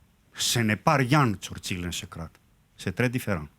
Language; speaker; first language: French; non-native, learner; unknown